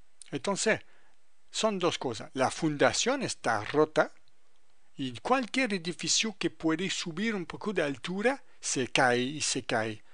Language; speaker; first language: Spanish; non-native, fluent; French